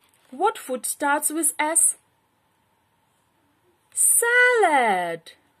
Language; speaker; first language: English; non-native, fluent; Ukrainian